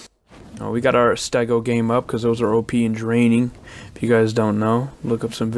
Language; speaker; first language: English; native; English